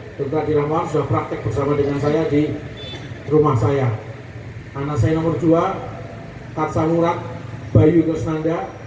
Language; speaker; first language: Indonesian; native; Indonesian